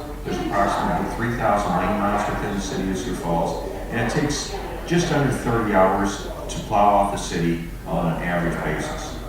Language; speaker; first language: English; native; English